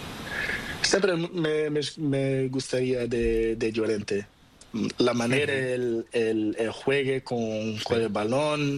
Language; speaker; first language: Spanish; non-native, learner; Portuguese